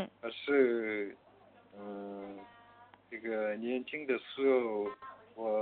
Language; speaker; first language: Chinese; non-native, learner; Korean